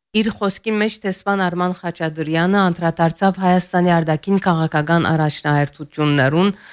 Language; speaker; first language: Armenian; early bilingual, heritage; Armenian